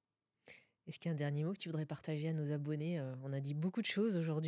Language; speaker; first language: French; native; French